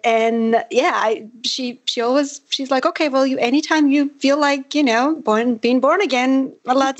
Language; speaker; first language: English; non-native, fluent; Armenian